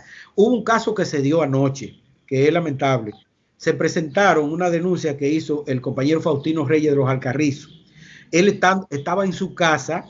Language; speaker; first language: Spanish; native; Spanish